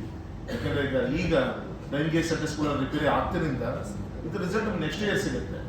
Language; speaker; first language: Kannada; native; Kannada